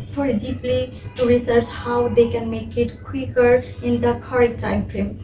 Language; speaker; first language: English; non-native, local second language; Bangla